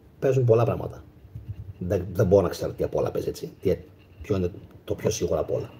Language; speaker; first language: Greek; native; Greek